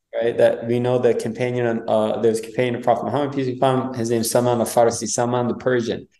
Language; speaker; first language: English; native; English